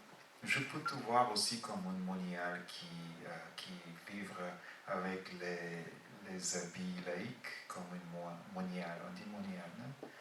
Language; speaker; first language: French; non-native, fluent; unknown